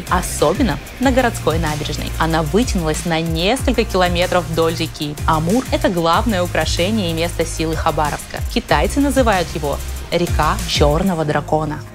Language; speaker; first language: Russian; native; Russian